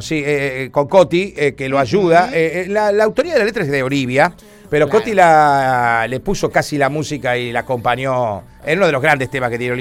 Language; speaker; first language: Spanish; native; Spanish